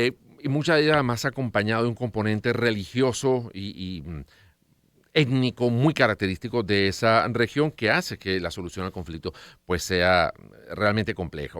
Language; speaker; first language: Spanish; native; Spanish